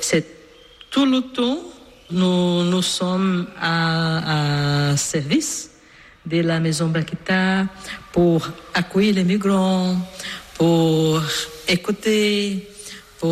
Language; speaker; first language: French; non-native, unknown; Portuguese